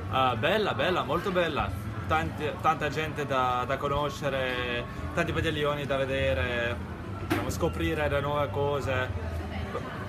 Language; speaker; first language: Italian; non-native, learner; Estonian